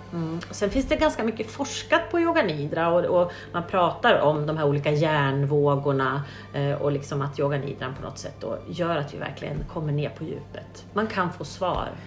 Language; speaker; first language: Swedish; native; Swedish